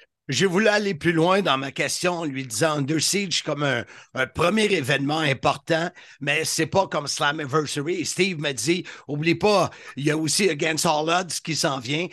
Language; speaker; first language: French; native; French